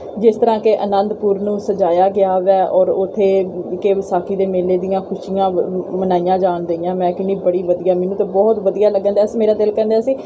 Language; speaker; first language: Punjabi; native; Punjabi